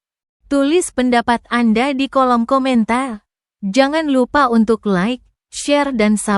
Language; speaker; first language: Indonesian; native; Indonesian